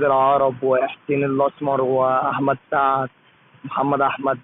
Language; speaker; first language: Arabic; native; Arabic